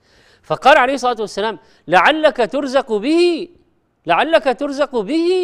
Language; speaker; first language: Arabic; native; Arabic